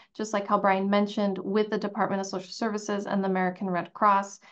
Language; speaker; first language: English; early bilingual, other home language; Spanish